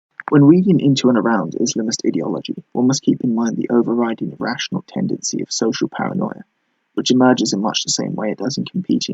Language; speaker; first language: English; native; English